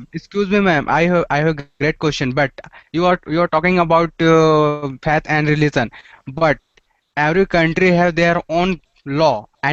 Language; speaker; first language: English; non-native, learner; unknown